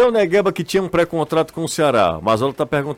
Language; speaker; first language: Portuguese; native; Portuguese